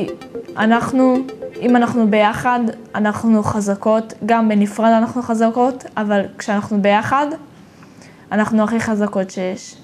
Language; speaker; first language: Hebrew; early bilingual, other home language; Russian